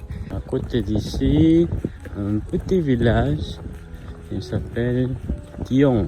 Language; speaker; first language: French; non-native, learner; Korean